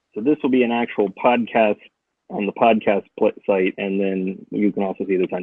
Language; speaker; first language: English; native; English